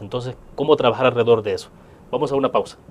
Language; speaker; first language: Spanish; native; Spanish